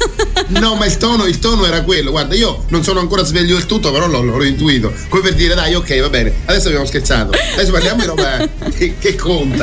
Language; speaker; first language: Italian; native; Italian